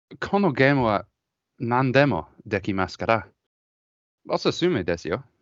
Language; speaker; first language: Japanese; non-native, learner; English